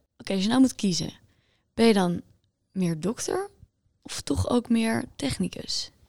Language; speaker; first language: Dutch; native; Dutch